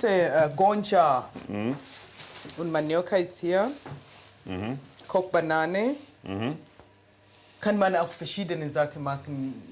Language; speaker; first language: German; non-native, learner; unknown